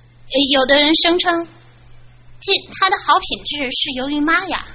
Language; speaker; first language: Chinese; native; Chinese